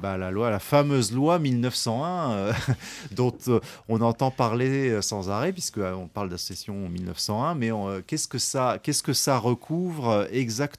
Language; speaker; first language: French; native; French